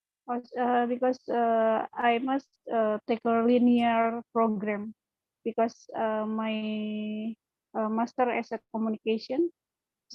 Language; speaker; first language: English; non-native, learner; Indonesian